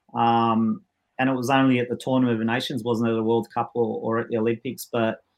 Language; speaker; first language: English; native; English